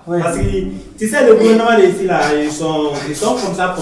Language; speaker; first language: French; non-native, learner; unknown